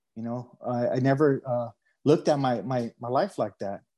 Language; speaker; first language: English; native; English